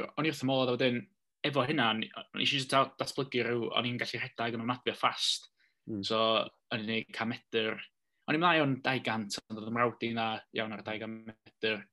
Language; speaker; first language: Welsh; native; Welsh